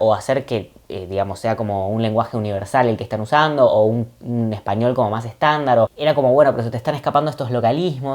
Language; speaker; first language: Spanish; native; Spanish